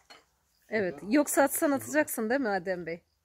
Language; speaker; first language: Turkish; native; Turkish